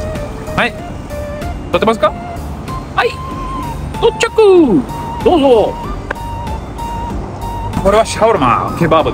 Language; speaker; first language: Japanese; non-native, learner; Russian